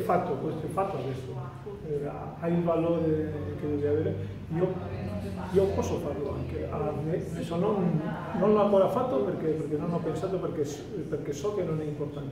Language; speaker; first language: Italian; non-native, fluent; Spanish